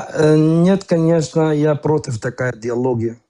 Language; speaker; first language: Russian; non-native, learner; Kurdish